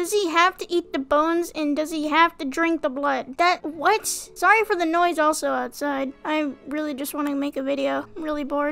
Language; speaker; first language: English; native; English